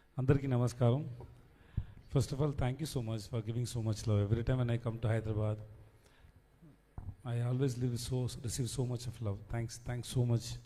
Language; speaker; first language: Telugu; non-native, learner; Tamil